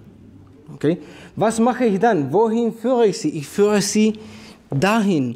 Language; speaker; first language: German; non-native, fluent; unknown